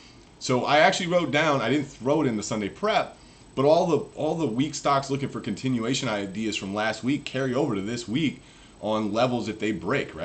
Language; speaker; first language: English; native; English